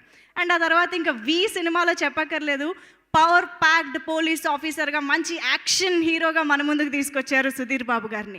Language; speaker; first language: Telugu; native; Telugu